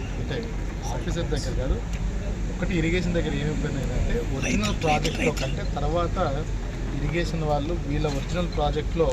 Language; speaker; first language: Telugu; native; Telugu